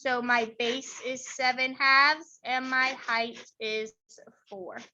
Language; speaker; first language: English; native; English